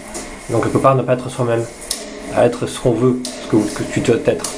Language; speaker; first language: French; native; French